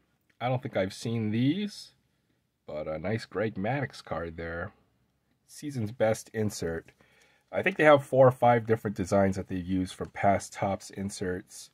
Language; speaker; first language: English; native; English